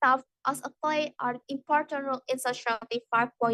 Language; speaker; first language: English; non-native, learner; Indonesian